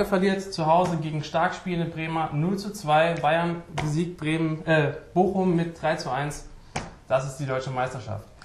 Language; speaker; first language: German; native; German